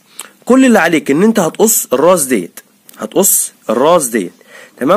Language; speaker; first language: Arabic; native; Arabic